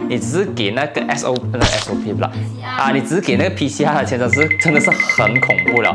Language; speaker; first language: Chinese; native; Chinese